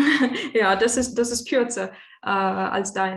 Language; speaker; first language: German; non-native, fluent; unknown